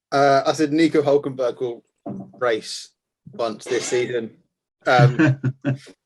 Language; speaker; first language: English; native; English